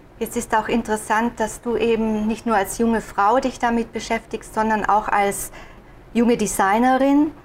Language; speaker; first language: German; native; German